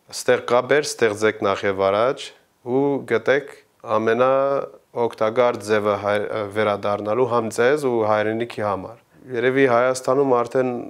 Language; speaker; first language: Armenian; early bilingual, heritage; Armenian